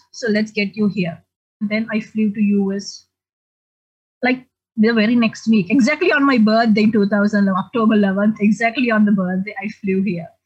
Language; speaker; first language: English; non-native, local second language; Sinhala